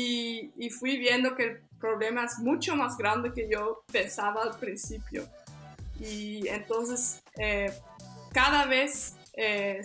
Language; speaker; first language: Spanish; non-native, fluent; Dutch